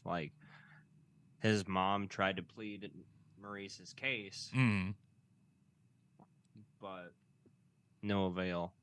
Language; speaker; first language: English; native; English